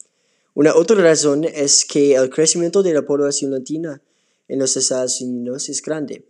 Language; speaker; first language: Spanish; non-native, learner; English